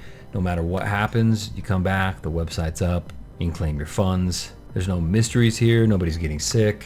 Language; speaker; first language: English; native; English